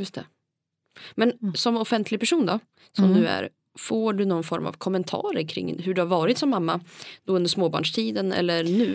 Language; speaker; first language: Swedish; native; Swedish